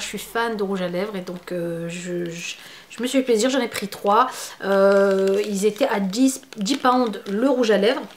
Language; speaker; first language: French; native; French